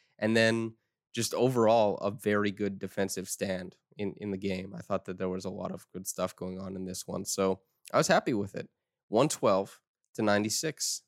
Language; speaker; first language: English; native; English